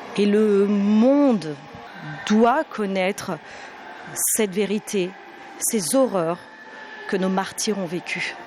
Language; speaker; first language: French; early bilingual, other home language; Arabic